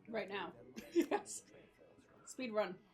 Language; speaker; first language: English; native; English